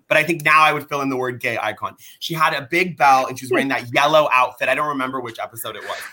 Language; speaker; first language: English; early bilingual, other home language; Persian